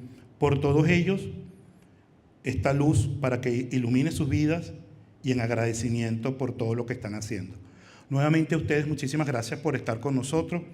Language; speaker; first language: Spanish; native; Spanish